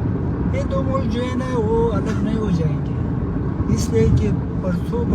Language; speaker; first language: Hindi; non-native, learner; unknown